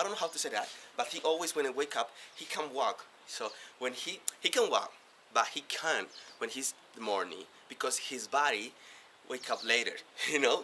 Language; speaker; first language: English; non-native, learner; Spanish